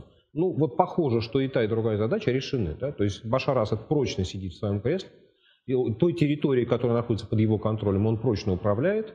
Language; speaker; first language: Russian; native; Russian